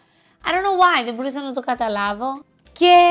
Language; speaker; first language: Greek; early bilingual, heritage; English